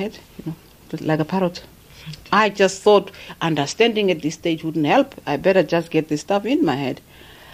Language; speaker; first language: English; non-native, fluent; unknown